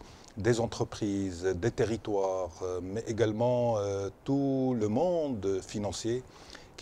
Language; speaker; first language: French; non-native, local second language; Arabic